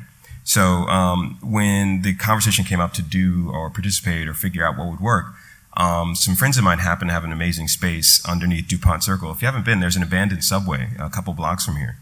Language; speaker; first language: English; native; English